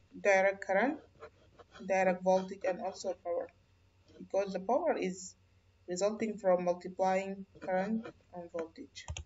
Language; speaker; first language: English; non-native, fluent; Arabic